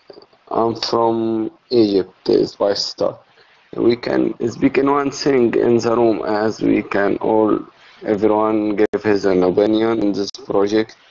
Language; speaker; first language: English; non-native, learner; Arabic